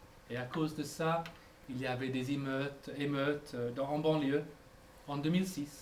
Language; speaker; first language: French; non-native, fluent; English